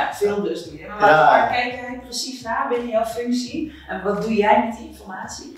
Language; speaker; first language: Dutch; native; Dutch